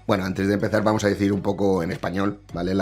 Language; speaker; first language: Spanish; native; Spanish